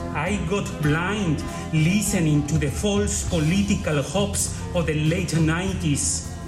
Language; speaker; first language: English; non-native, fluent; Spanish